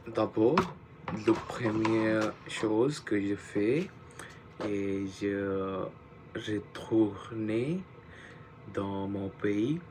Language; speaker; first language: French; non-native, learner; Punjabi